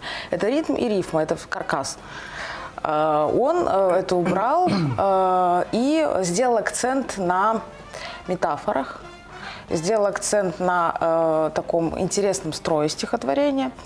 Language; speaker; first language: Russian; native; Russian